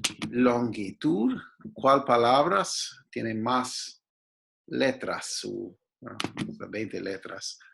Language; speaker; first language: Spanish; non-native, fluent; English